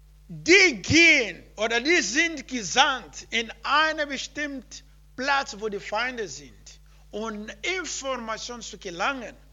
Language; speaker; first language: German; non-native, learner; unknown